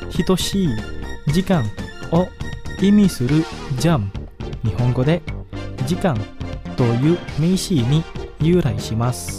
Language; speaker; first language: Japanese; non-native, fluent; Indonesian